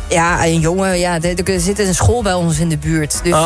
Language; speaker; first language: Dutch; native; Dutch